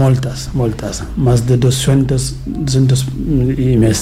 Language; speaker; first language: Catalan; non-native, fluent; Fula